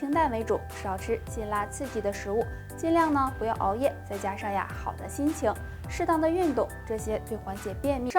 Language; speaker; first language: Chinese; native; Chinese